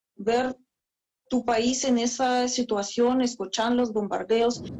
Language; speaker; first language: Spanish; non-native, fluent; Russian